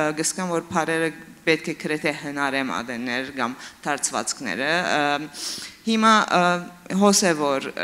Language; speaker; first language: Armenian; early bilingual, heritage; Armenian